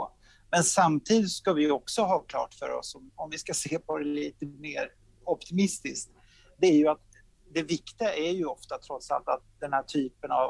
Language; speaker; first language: Swedish; native; Swedish